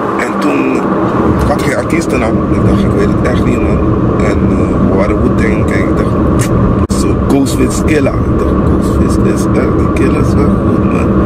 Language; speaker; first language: Dutch; non-native, local second language; Papiamento